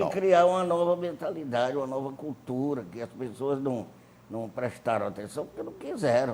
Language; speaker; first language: Portuguese; native; Portuguese